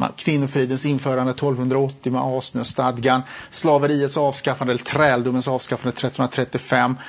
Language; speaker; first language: Swedish; early bilingual, other home language; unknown